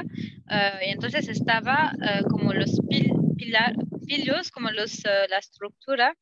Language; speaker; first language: Spanish; non-native, learner; Arabic